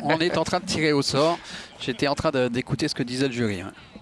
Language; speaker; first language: French; native; French